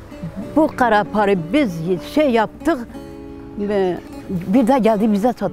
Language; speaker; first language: Turkish; non-native, local second language; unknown